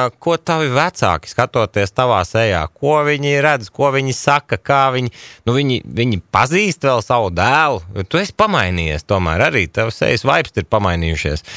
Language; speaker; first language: Latvian; native; Latvian